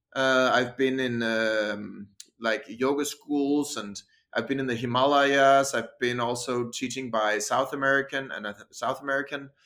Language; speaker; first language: English; non-native, fluent; Danish